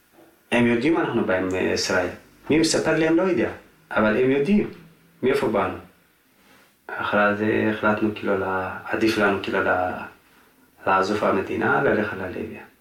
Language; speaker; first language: Hebrew; non-native, fluent; Tigrinya